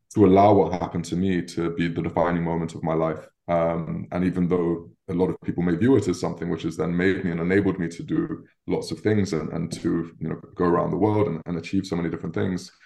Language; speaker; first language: English; native; English